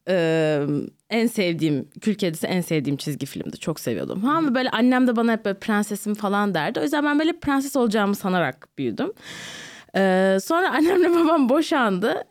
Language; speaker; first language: Turkish; native; Turkish